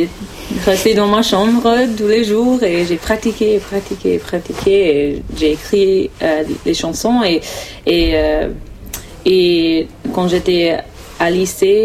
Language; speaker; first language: French; non-native, learner; English